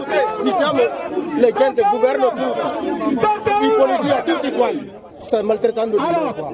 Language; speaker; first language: Italian; non-native, learner; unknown